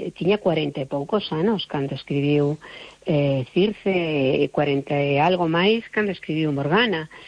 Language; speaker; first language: Galician; non-native, local second language; Spanish